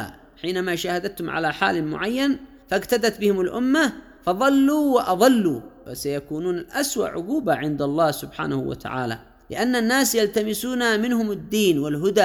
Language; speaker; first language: Arabic; native; Arabic